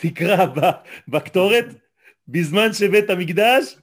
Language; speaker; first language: Hebrew; non-native, fluent; French